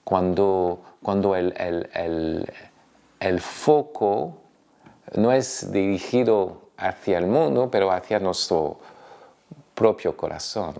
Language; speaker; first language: Spanish; non-native, fluent; French